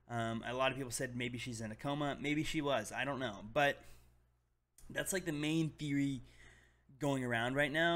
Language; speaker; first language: English; native; English